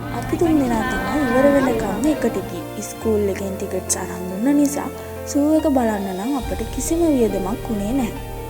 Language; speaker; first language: Sinhala; native; Sinhala